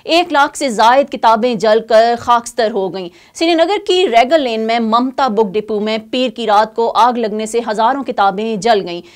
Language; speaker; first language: Urdu; native; Urdu